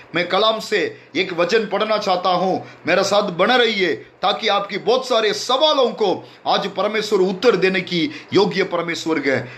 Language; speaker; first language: Hindi; non-native, local second language; Tamil